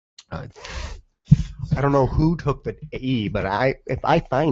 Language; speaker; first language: English; native; English